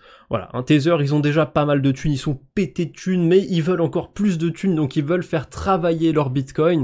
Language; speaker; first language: French; native; French